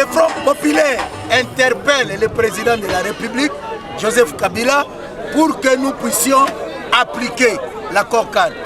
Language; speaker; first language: French; non-native, local second language; Lingala